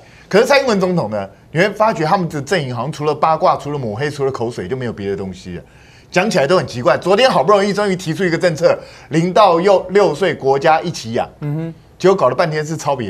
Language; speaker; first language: Chinese; native; Chinese